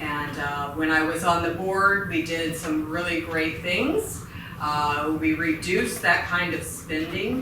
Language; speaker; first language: English; native; English